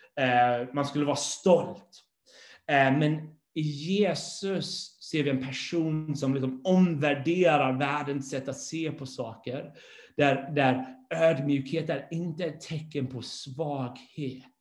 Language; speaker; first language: Swedish; non-native, fluent; English